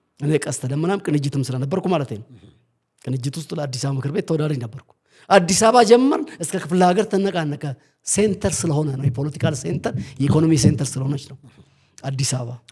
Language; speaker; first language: Amharic; non-native, local second language; Oromo